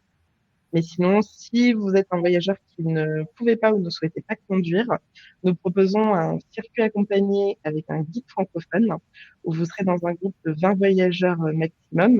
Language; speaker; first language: French; native; French